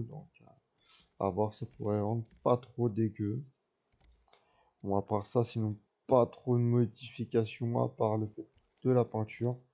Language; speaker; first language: French; native; French